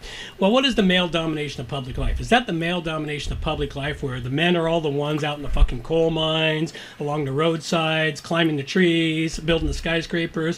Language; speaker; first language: English; native; English